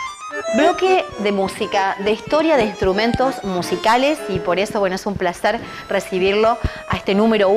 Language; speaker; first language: Spanish; native; Spanish